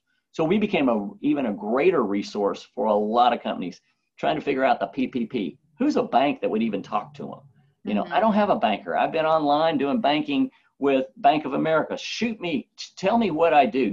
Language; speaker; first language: English; native; English